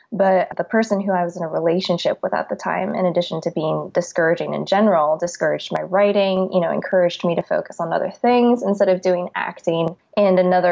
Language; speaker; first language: English; native; English